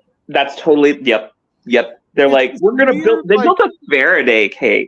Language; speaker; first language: English; native; English